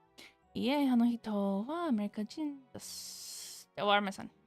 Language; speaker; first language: Japanese; non-native, learner; English